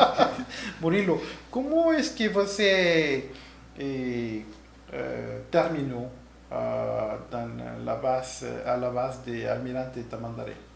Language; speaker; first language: Portuguese; non-native, learner; Spanish